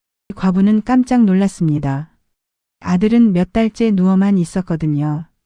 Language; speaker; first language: Korean; native; Korean